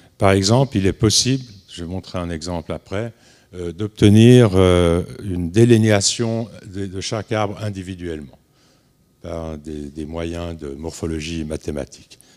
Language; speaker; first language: French; native; French